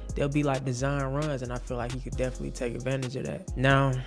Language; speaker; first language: English; native; English